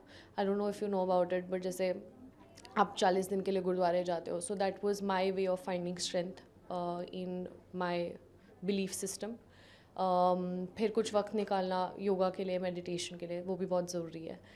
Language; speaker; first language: Hindi; native; Hindi